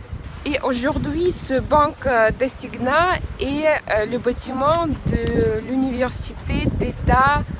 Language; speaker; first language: French; non-native, fluent; Russian